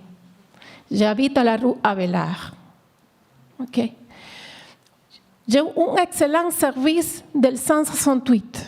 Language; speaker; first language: French; non-native, learner; Spanish